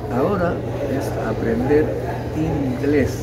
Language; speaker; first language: Spanish; native; Spanish